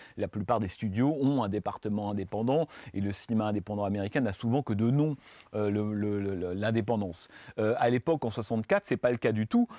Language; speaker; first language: French; native; French